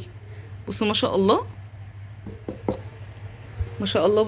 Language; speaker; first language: Arabic; native; Arabic